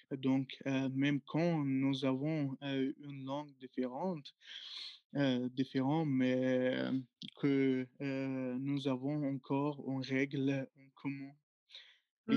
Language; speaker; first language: French; non-native, fluent; Arabic